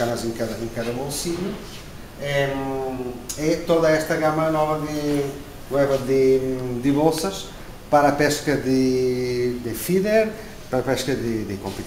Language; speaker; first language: Spanish; non-native, learner; Portuguese